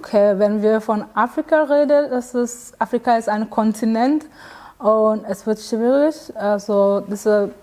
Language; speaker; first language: German; non-native, learner; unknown